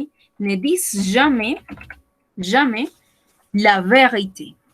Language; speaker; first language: French; non-native, fluent; Spanish